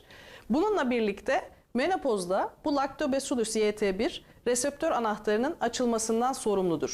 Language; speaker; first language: Turkish; native; Turkish